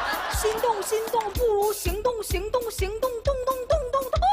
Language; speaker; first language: Chinese; native; Chinese